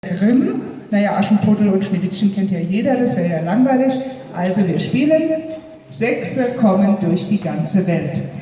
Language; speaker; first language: German; native; German